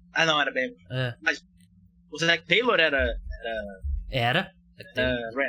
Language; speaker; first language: Portuguese; native; Portuguese